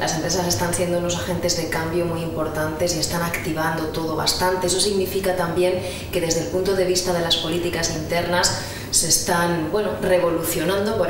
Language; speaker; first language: Spanish; native; Spanish